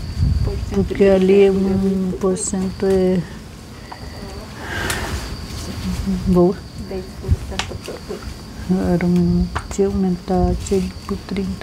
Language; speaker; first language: Portuguese; non-native, local second language; Guarani